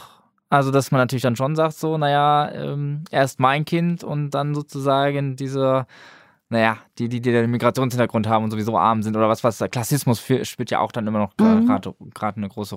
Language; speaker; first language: German; native; German